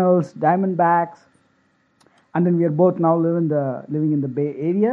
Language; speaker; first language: English; non-native, local second language; Tamil